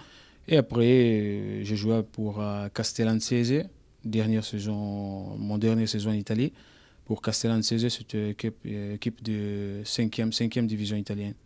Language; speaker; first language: French; non-native, learner; Italian